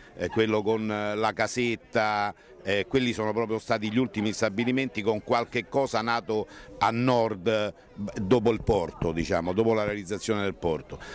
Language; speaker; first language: Italian; native; Italian